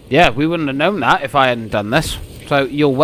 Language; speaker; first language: English; native; English